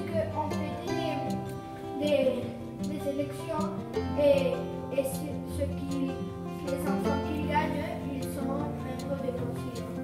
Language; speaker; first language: French; non-native, local second language; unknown